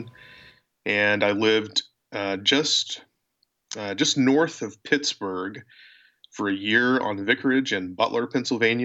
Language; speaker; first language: English; native; English